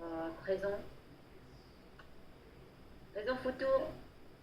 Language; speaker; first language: French; non-native, learner; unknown